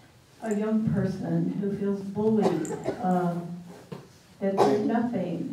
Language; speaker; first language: English; native; English